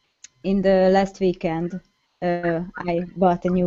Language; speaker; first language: English; non-native, learner; Hungarian